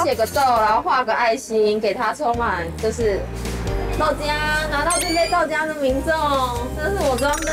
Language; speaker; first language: Chinese; native; Chinese